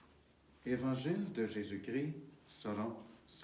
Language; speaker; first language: French; native; French